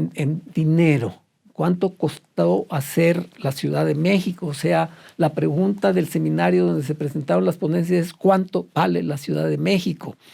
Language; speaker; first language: Spanish; native; Spanish